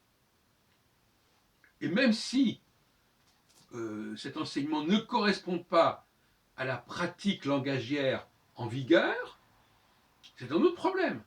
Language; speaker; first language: French; native; French